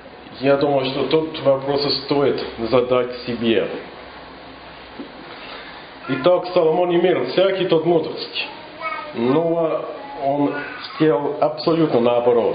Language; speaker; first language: Russian; non-native, fluent; English